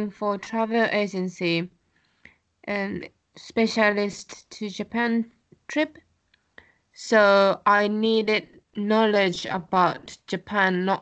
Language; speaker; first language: English; non-native, fluent; Japanese